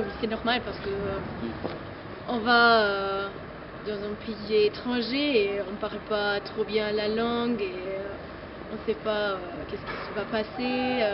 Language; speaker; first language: French; non-native, fluent; German